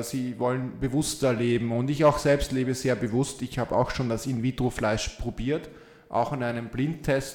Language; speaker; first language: German; non-native, learner; Czech